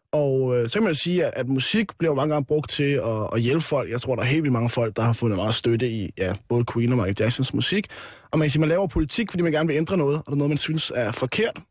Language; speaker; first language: Danish; native; Danish